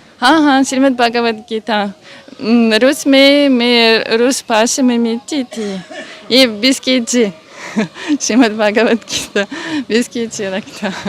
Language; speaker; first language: Hindi; non-native, learner; Russian